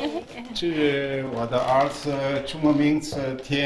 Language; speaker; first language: Chinese; non-native, fluent; German